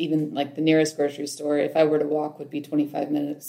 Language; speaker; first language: English; native; English